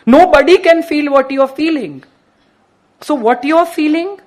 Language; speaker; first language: English; non-native, local second language; Gujarati